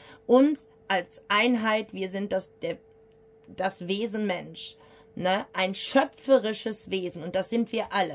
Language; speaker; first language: German; native; German